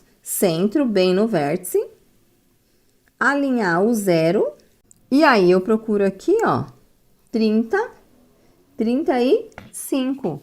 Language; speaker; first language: Portuguese; native; Portuguese